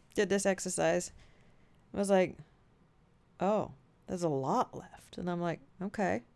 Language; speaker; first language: English; native; English